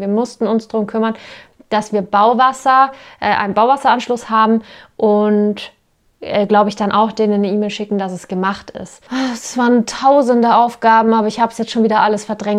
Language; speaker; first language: German; native; German